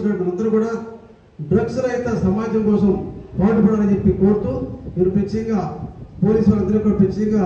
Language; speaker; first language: Telugu; native; Telugu